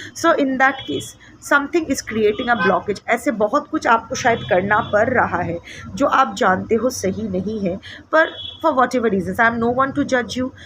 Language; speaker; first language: Hindi; non-native, local second language; Bangla